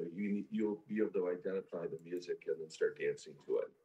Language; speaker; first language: English; native; English